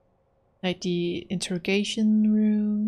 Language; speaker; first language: English; native; English